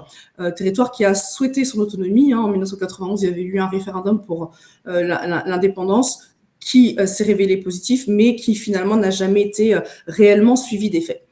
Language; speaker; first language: French; native; French